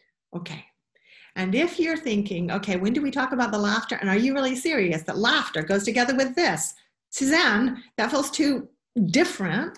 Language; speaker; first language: English; native; English